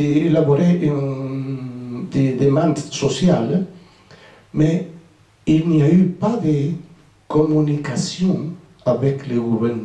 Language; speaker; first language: French; non-native, fluent; Spanish